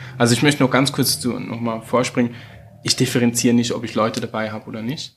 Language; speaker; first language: German; early bilingual, heritage; German